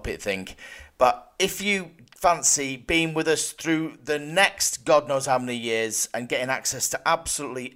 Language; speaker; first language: English; native; English